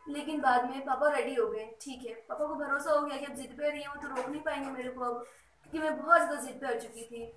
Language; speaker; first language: Hindi; native; Hindi